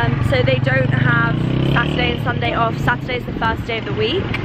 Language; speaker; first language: English; early bilingual, other home language; Persian